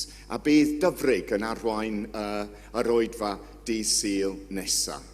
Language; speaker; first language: Welsh; non-native, fluent; English